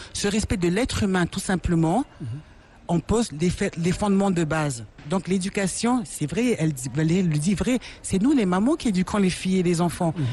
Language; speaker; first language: French; non-native, local second language; Lingala